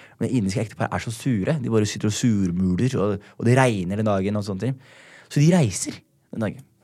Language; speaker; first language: Norwegian; early bilingual, other home language; Somali